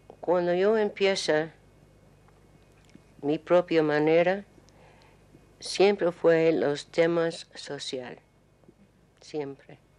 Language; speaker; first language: Spanish; non-native, learner; English